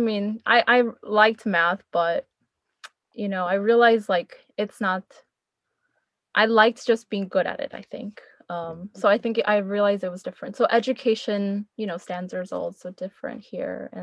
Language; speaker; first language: English; early bilingual, other home language; Korean